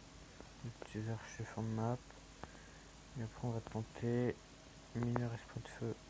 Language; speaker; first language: French; native; French